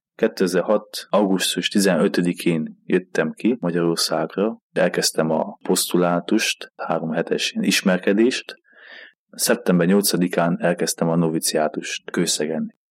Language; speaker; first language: Hungarian; native; Hungarian